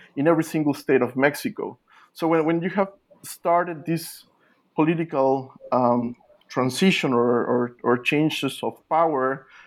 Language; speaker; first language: English; non-native, fluent; Spanish